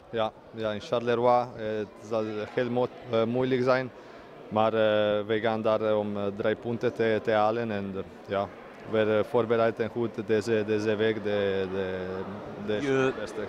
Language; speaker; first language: Dutch; non-native, learner; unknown